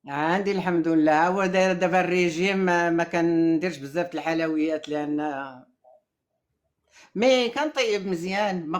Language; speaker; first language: Arabic; native; Arabic